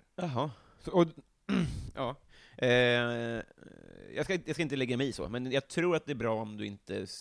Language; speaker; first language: Swedish; native; Swedish